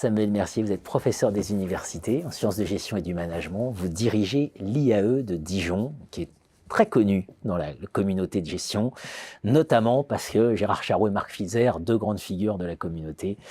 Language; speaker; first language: French; native; French